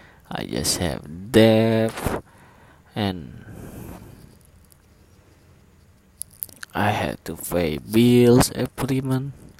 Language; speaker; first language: English; non-native, learner; Indonesian